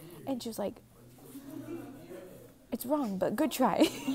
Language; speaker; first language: English; early bilingual, other home language; Spanish